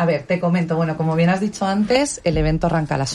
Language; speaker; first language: Spanish; native; Spanish